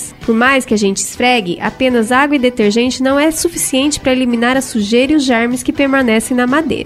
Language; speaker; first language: Portuguese; native; Portuguese